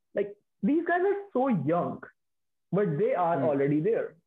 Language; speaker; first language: English; non-native, local second language; Hindi